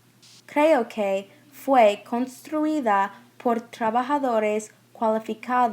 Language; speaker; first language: Spanish; non-native, learner; English